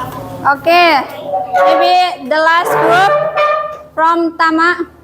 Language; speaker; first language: English; non-native, fluent; Indonesian